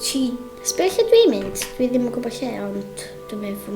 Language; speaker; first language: Welsh; native; Welsh